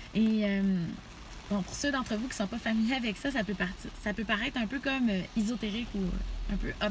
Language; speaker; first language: French; native; French